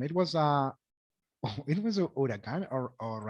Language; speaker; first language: English; non-native, fluent; Spanish